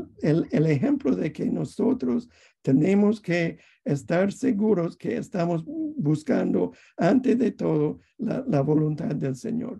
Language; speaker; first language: Spanish; non-native, fluent; English